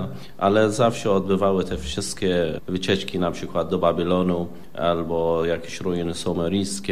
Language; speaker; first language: Polish; non-native, fluent; Arabic